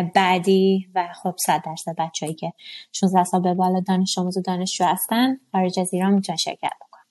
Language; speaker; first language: Persian; non-native, local second language; Azerbaijani